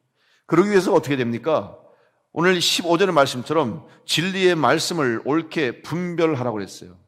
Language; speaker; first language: Korean; native; Korean